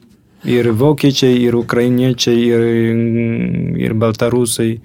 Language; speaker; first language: Lithuanian; early bilingual, heritage; Lithuanian